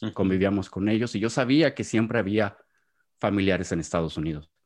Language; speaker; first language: Spanish; native; Spanish